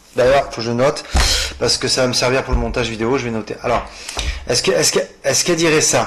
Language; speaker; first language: French; native; French